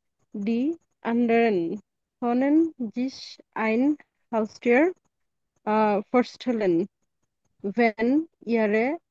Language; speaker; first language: German; non-native, learner; Bangla